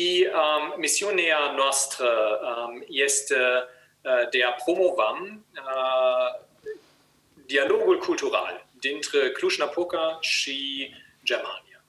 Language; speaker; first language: Romanian; non-native, learner; German